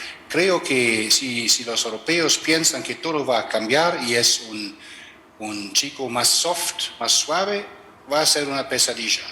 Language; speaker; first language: Spanish; non-native, fluent; German